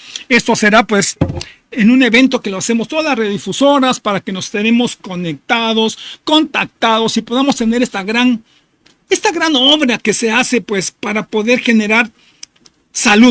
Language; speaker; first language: Spanish; native; Spanish